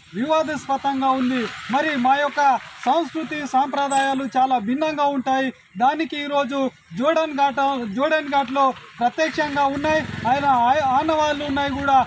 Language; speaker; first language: Telugu; non-native, local second language; Gondi